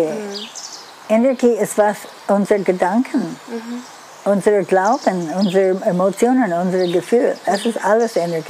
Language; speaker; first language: German; non-native, learner; English